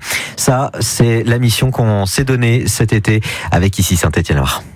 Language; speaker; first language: French; native; French